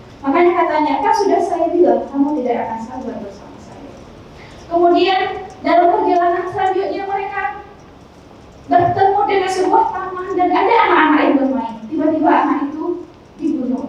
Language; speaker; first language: Indonesian; native; Indonesian